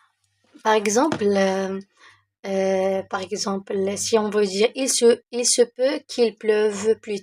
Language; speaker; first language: French; non-native, local second language; Arabic